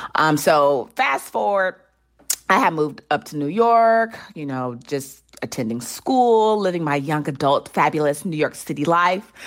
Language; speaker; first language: English; native; English